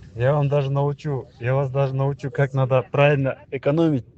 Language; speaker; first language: Russian; non-native, local second language; Kazakh